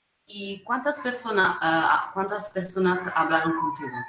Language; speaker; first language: Spanish; non-native, fluent; Italian